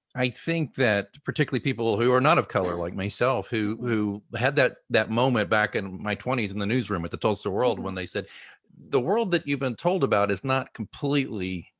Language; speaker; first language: English; native; English